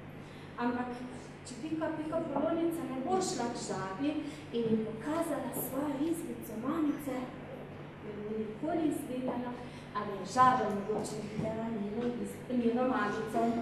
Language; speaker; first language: Slovenian; native; Slovenian